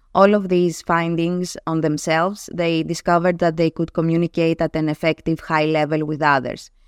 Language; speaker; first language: English; non-native, fluent; Greek